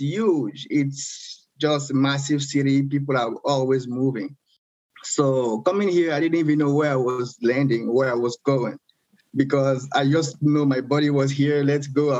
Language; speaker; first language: English; non-native, local second language; French